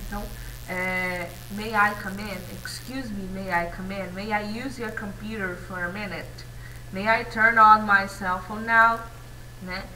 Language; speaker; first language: English; non-native, fluent; Portuguese